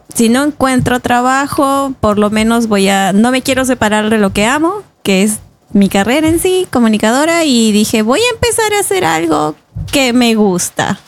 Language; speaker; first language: Spanish; native; Spanish